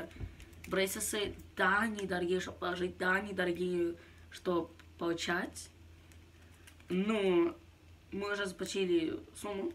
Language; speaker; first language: Russian; early bilingual, heritage; Russian